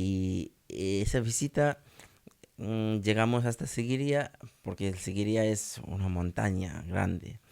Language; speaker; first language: Spanish; non-native, learner; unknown